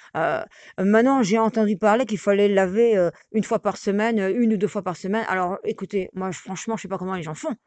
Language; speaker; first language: French; native; French